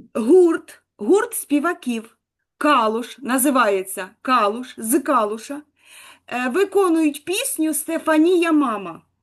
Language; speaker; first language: Ukrainian; native; Ukrainian